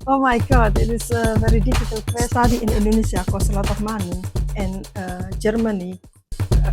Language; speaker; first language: English; non-native, learner; Indonesian